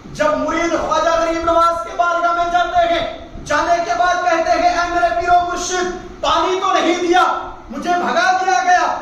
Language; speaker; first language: Urdu; native; Urdu